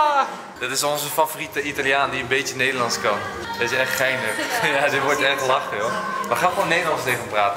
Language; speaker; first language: Dutch; native; Dutch